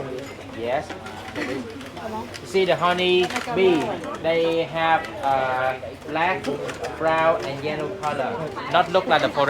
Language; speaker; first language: English; non-native, learner; Vietnamese